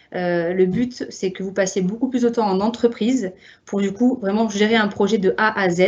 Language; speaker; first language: French; native; French